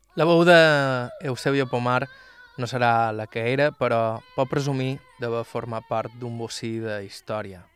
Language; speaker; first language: Catalan; native; Catalan